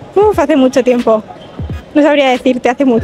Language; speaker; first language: Spanish; native; Spanish